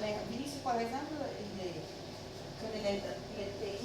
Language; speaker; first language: French; non-native, learner; Portuguese